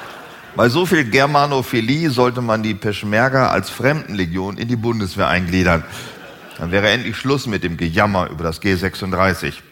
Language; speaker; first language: German; native; German